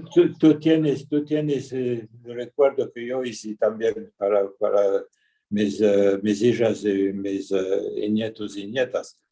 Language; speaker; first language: Spanish; early bilingual, heritage; Ladino